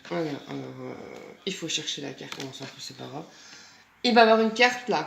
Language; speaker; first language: French; native; French